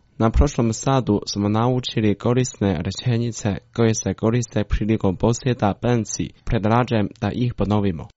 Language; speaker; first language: Croatian; non-native, fluent; Chinese